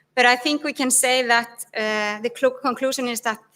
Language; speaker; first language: English; non-native, fluent; Icelandic